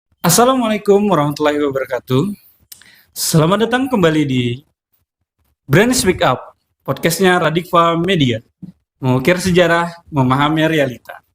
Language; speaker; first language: Indonesian; native; Indonesian